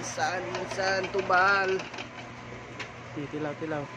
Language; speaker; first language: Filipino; non-native, local second language; Cebuano